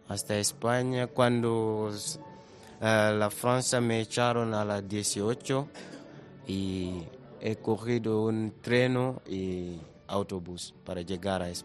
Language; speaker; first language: Spanish; non-native, learner; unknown